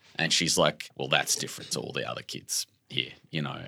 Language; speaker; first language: English; native; English